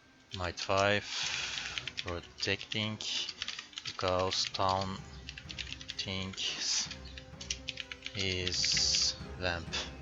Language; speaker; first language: English; non-native, learner; Turkish